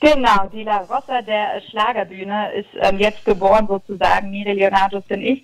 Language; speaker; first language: German; native; German